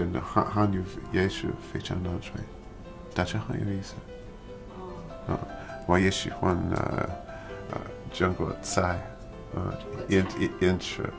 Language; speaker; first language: Chinese; non-native, learner; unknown